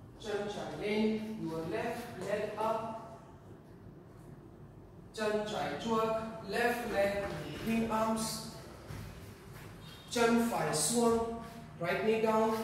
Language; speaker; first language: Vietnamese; non-native, learner; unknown